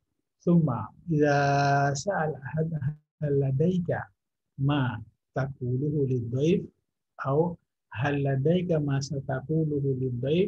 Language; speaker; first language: Arabic; non-native, fluent; Indonesian